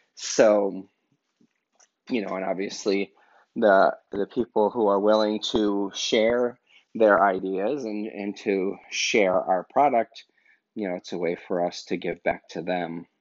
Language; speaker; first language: English; native; English